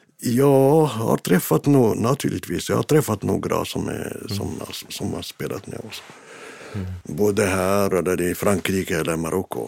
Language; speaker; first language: Swedish; non-native, fluent; Arabic